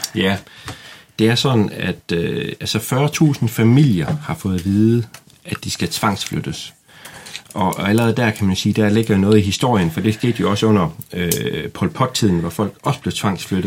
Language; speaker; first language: Danish; native; Danish